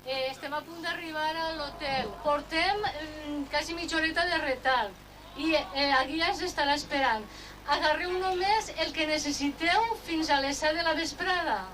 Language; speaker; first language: Catalan; native; Catalan